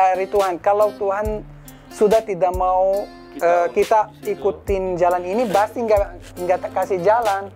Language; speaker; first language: Indonesian; non-native, fluent; Arabic